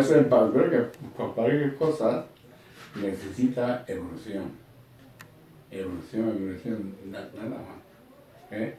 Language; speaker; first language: Spanish; non-native, learner; Japanese